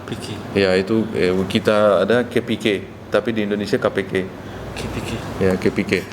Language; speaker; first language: Indonesian; non-native, learner; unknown